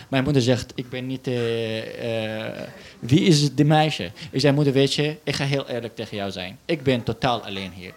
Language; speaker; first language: Dutch; non-native, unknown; Arabic